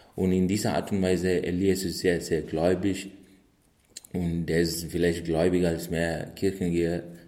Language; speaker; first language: German; non-native, fluent; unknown